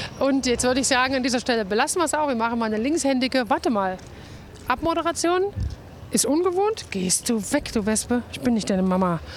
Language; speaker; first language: German; native; German